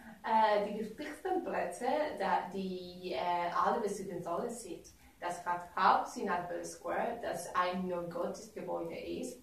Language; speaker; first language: German; non-native, learner; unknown